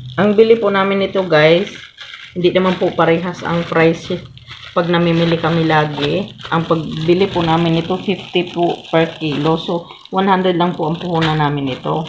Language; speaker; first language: Filipino; non-native, local second language; Cebuano